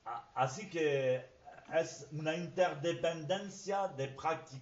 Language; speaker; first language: Spanish; non-native, fluent; French